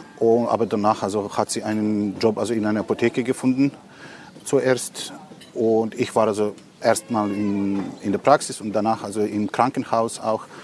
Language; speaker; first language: German; non-native, fluent; Serbian